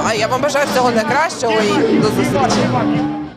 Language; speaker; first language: Ukrainian; native; Ukrainian